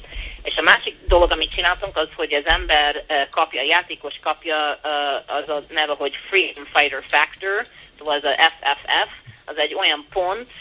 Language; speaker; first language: Hungarian; early bilingual, heritage; Hungarian